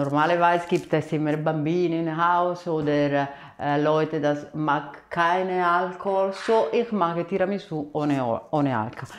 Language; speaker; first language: German; non-native, fluent; Italian